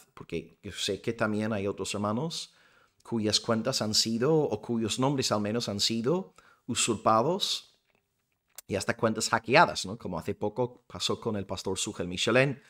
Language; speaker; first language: Spanish; non-native, fluent; English